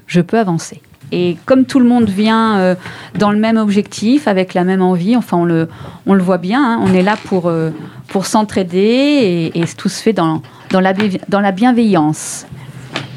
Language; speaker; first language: French; native; French